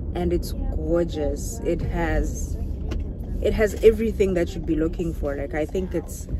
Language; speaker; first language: English; non-native, local second language; Zulu